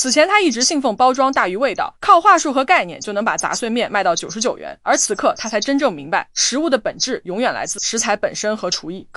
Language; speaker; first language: Chinese; native; Chinese